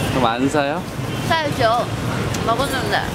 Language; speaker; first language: Korean; non-native, learner; Vietnamese